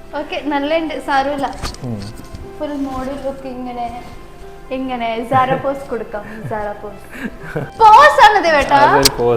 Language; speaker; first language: Malayalam; non-native, learner; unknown